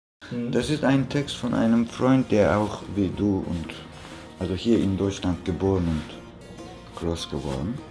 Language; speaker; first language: German; non-native, fluent; Zaza